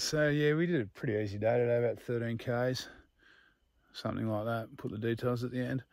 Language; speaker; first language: English; native; English